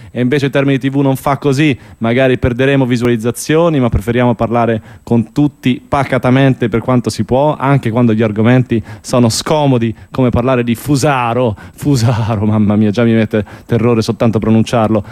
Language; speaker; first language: Italian; native; Italian